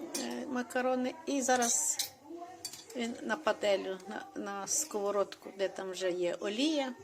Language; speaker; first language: Ukrainian; native; Ukrainian